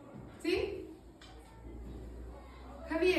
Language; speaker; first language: Spanish; native; Spanish